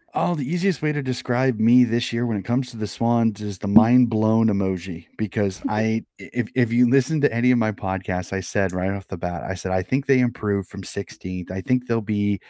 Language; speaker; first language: English; native; English